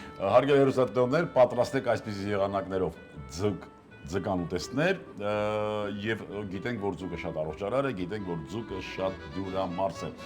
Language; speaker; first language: Armenian; native; Armenian